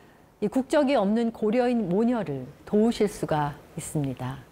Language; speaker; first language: Korean; native; Korean